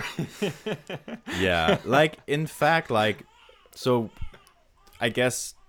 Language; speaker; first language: English; non-native, fluent; Danish